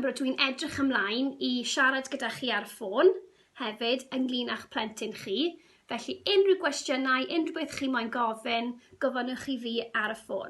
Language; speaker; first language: Welsh; non-native, local second language; English